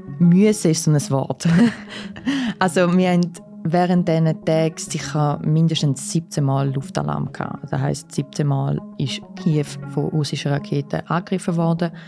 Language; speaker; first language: German; early bilingual, other home language; Russian